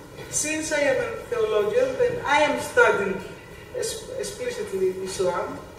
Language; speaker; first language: English; non-native, fluent; Greek